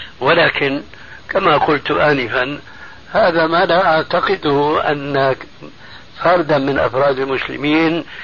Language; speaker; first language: Arabic; early bilingual, other home language; Albanian